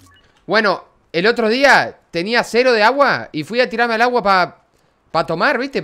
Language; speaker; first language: Spanish; native; Spanish